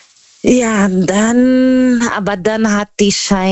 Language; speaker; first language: German; non-native, learner; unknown